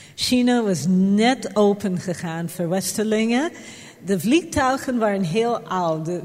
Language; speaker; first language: Dutch; non-native, fluent; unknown